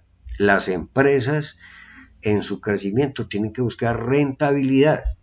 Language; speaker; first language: Spanish; native; Spanish